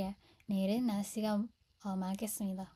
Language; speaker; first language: Korean; non-native, fluent; Indonesian